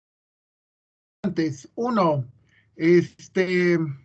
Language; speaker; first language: Spanish; native; Spanish